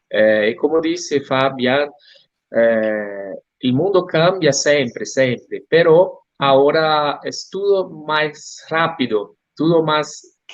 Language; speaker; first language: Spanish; non-native, learner; Portuguese